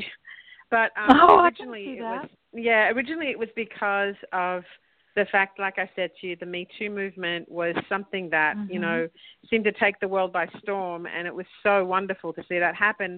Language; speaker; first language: English; native; English